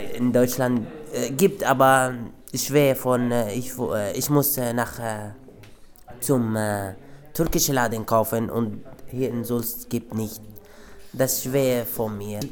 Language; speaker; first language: German; non-native, learner; Arabic